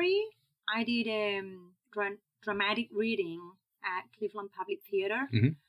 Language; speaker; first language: English; non-native, fluent; Spanish